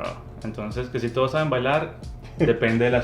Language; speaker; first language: Spanish; native; Spanish